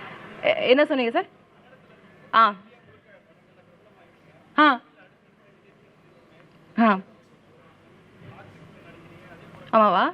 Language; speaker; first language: Tamil; non-native, learner; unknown